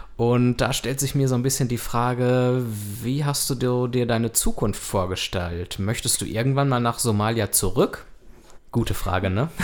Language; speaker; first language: German; native; German